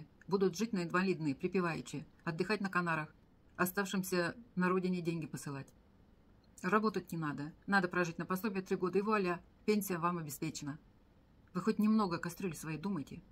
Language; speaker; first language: Russian; native; Russian